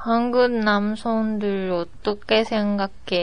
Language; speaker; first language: Korean; non-native, learner; Japanese